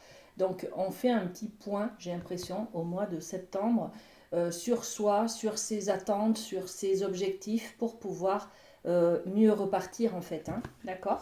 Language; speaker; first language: French; native; French